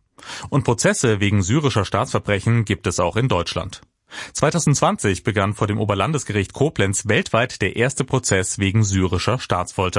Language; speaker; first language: German; native; German